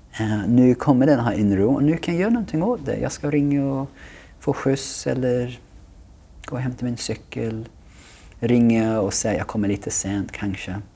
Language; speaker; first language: Swedish; non-native, fluent; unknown